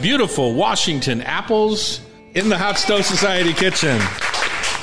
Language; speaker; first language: English; native; English